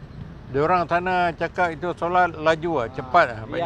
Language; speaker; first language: Malay; native; Malay